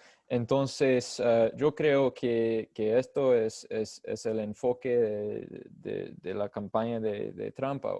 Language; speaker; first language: Spanish; non-native, fluent; English